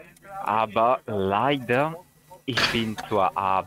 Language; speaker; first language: German; non-native, learner; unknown